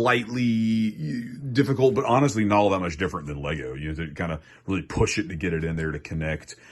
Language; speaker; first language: English; native; English